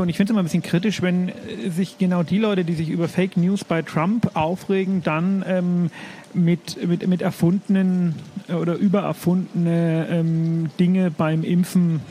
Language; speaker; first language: German; native; German